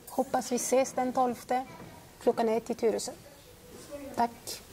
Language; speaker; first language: Swedish; non-native, fluent; Lingala